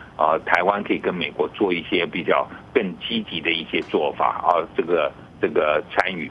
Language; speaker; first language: Chinese; native; Chinese